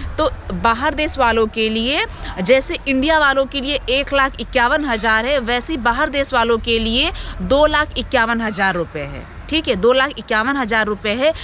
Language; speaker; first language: Hindi; native; Hindi